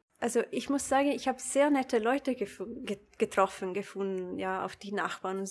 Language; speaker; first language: German; non-native, local second language; Italian